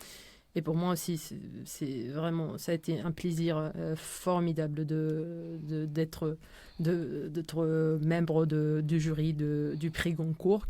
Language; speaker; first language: French; non-native, fluent; Spanish